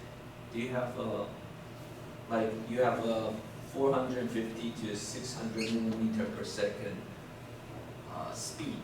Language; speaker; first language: English; non-native, fluent; Chinese